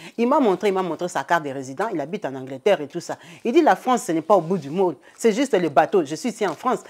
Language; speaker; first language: French; non-native, local second language; Lingala